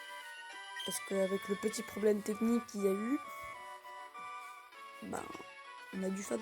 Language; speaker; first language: French; native; French